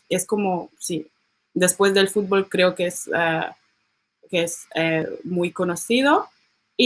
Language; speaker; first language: Spanish; non-native, learner; English